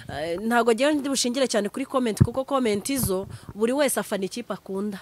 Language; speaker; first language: Kinyarwanda; early bilingual, heritage; Kinyarwanda